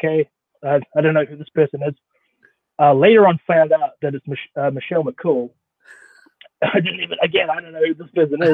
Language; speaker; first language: English; native; English